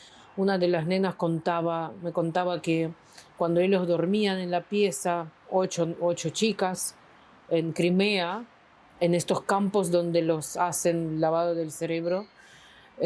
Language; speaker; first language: Spanish; non-native, fluent; Ukrainian